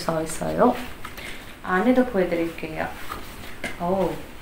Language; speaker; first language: Korean; non-native, learner; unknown